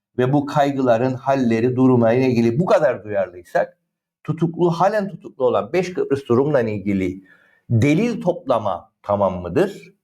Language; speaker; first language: Turkish; native; Turkish